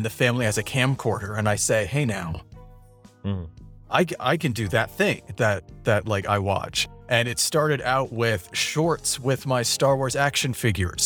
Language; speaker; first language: English; native; English